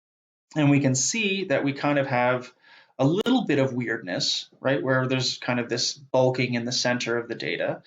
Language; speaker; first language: English; native; English